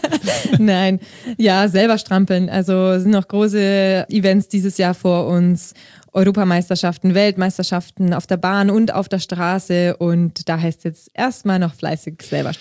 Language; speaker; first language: German; native; German